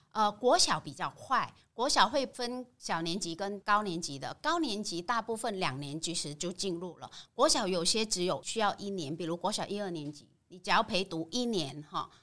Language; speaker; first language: Chinese; non-native, fluent; Vietnamese